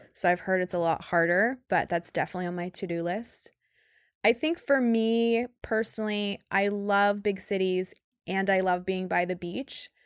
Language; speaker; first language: English; native; English